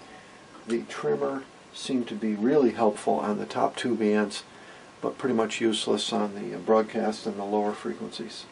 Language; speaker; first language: English; native; English